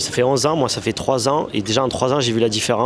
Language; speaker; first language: French; native; French